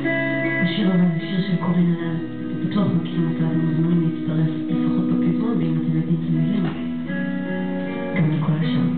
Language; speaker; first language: Hebrew; native; Hebrew